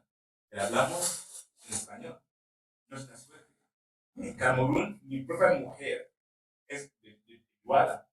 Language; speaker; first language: Spanish; non-native, learner; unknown